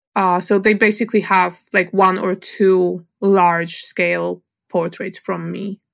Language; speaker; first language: English; non-native, fluent; Polish